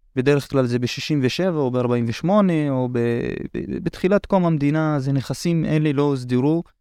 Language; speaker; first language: Hebrew; non-native, local second language; Arabic